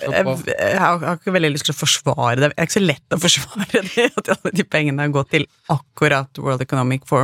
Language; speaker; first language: Norwegian; native; Norwegian